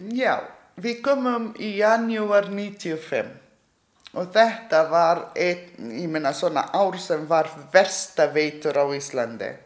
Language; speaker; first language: Icelandic; non-native, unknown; Arabic